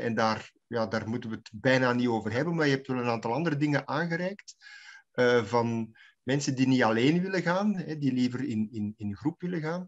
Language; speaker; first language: Dutch; native; Dutch